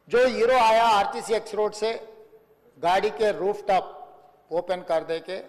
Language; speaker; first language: Hindi; non-native, local second language; Telugu